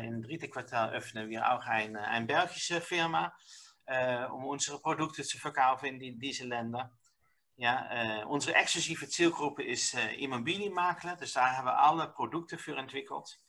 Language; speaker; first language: German; non-native, learner; Dutch